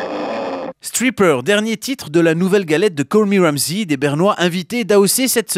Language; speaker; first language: French; native; French